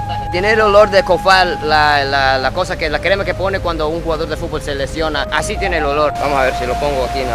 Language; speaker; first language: Spanish; non-native, fluent; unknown